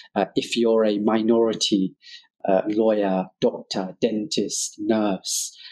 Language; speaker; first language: English; early bilingual, other home language; Bangla